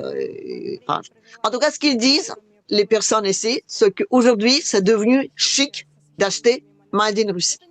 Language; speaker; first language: French; non-native, fluent; Russian